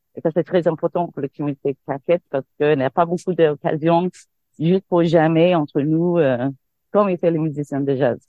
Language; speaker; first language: French; non-native, fluent; English